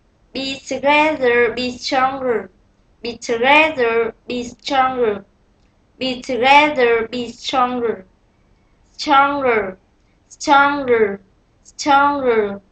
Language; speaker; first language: English; non-native, learner; Vietnamese